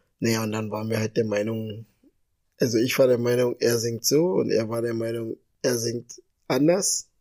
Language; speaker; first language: German; early bilingual, other home language; Ga